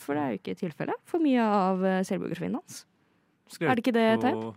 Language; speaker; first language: Norwegian; native; Norwegian